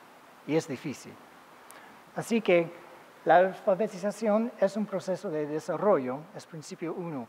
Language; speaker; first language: Spanish; non-native, fluent; English